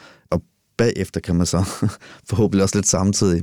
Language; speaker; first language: Danish; native; Danish